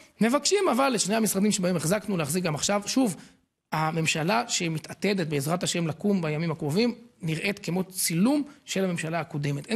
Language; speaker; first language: Hebrew; native; Hebrew